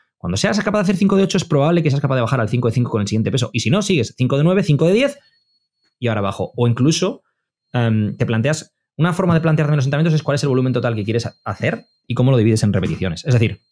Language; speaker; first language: Spanish; native; Spanish